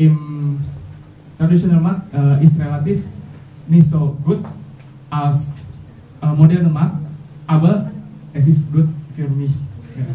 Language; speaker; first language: German; non-native, learner; Indonesian